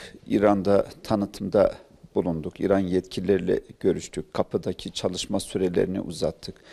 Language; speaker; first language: Turkish; native; Turkish